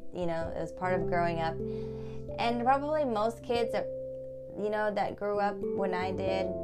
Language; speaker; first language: English; early bilingual, other home language; German